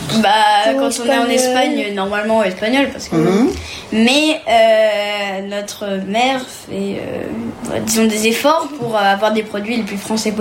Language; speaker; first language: French; early bilingual, heritage; French